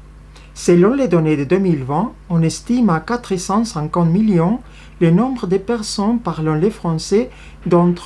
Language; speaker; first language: French; non-native, fluent; Spanish